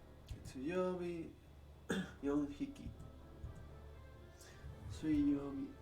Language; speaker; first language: Japanese; non-native, learner; English